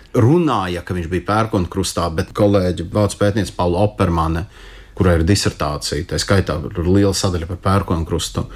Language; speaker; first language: Latvian; non-native, local second language; Russian